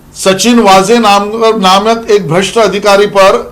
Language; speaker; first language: Hindi; non-native, local second language; Marathi